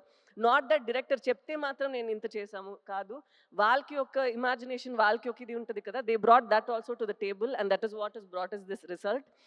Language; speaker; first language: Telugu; non-native, fluent; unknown